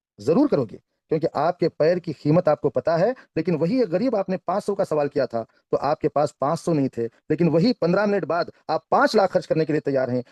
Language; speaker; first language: Hindi; non-native, local second language; Kannada